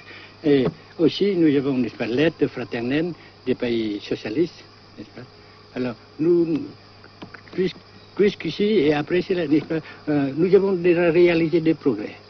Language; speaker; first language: French; non-native, fluent; Vietnamese